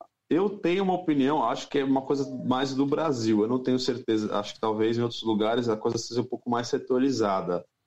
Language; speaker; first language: Portuguese; native; Portuguese